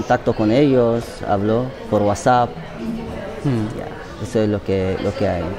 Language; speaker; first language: Spanish; non-native, fluent; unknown